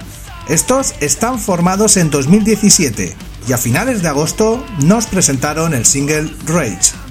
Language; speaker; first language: Spanish; native; Spanish